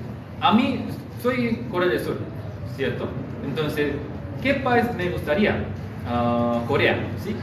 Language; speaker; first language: Spanish; non-native, fluent; Korean